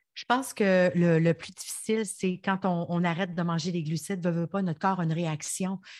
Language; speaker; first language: French; native; French